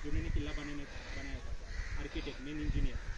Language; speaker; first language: Hindi; non-native, local second language; Marathi